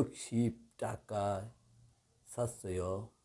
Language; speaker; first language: Korean; non-native, learner; Bangla